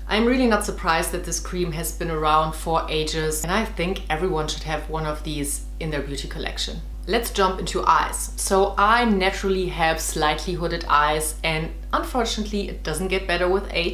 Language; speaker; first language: English; non-native, fluent; German